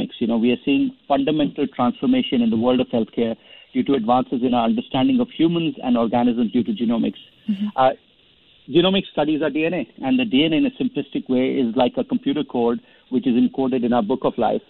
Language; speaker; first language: English; non-native, local second language; Hindi